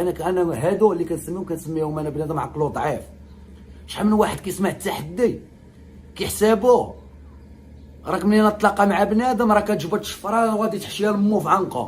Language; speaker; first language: Arabic; native; Arabic